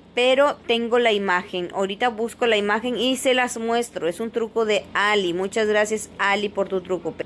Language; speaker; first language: Spanish; native; Spanish